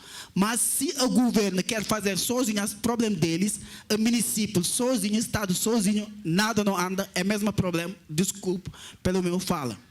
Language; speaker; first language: Portuguese; non-native, learner; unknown